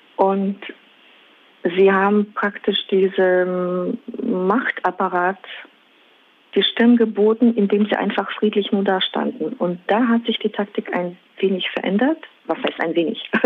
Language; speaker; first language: German; non-native, fluent; Russian